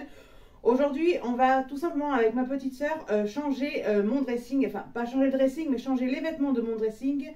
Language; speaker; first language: French; native; French